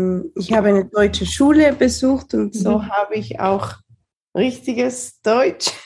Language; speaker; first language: German; early bilingual, heritage; Spanish